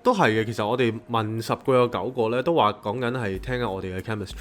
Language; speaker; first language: Cantonese; native; Cantonese